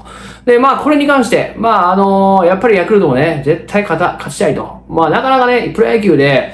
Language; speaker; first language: Japanese; native; Japanese